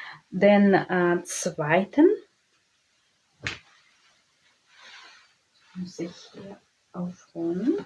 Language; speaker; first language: German; non-native, learner; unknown